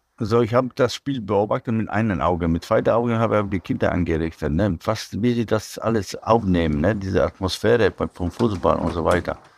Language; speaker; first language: German; non-native, fluent; Polish